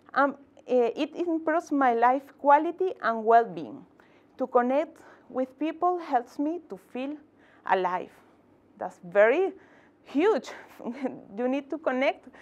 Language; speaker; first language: English; non-native, fluent; Spanish